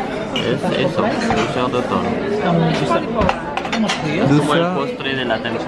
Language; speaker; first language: Spanish; non-native, fluent; French